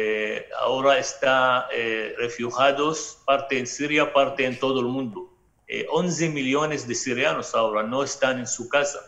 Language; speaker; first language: Spanish; non-native, fluent; Arabic